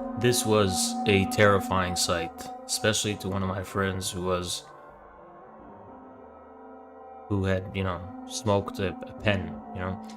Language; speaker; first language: English; native; English